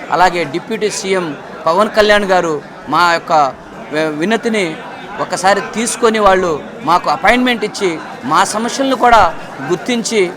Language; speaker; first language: Telugu; non-native, local second language; Lambadi